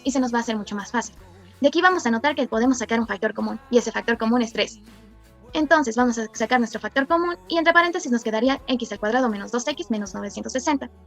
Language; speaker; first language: Spanish; native; Spanish